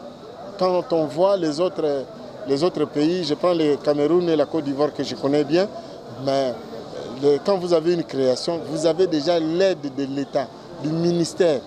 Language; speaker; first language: French; non-native, local second language; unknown